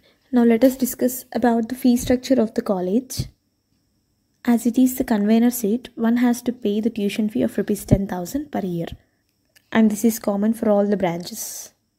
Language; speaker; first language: English; non-native, local second language; Telugu